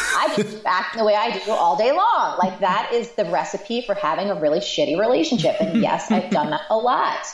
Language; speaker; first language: English; native; English